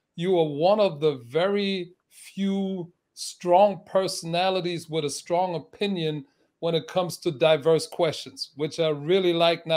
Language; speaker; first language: English; non-native, fluent; German